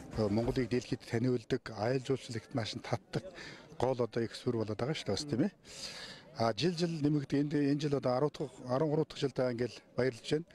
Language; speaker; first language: Mongolian; non-native, local second language; Kazakh